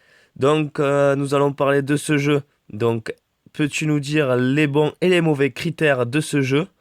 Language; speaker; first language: French; native; French